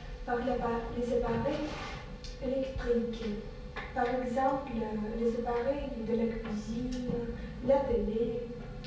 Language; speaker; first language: French; non-native, learner; Russian